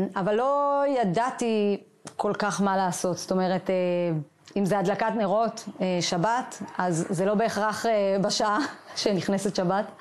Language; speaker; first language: Hebrew; native; Hebrew